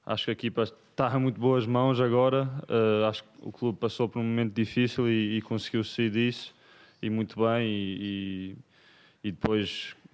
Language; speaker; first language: Portuguese; early bilingual, other home language; English